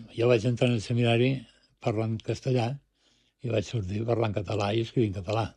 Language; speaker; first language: Catalan; non-native, local second language; Spanish